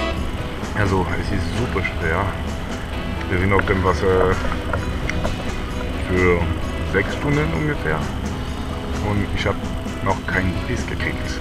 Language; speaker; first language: German; non-native, learner; French